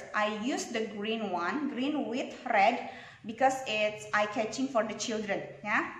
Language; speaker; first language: English; non-native, local second language; Indonesian